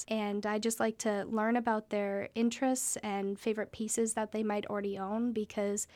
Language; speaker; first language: English; native; English